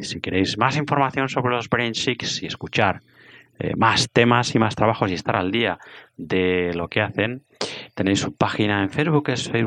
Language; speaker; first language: Spanish; native; Spanish